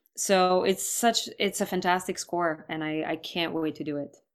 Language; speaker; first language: English; non-native, fluent; Serbian